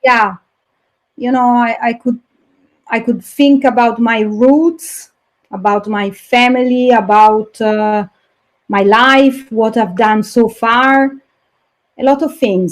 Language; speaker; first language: English; non-native, fluent; Italian